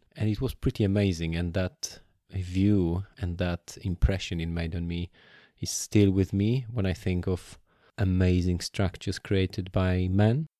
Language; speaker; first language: English; non-native, fluent; Polish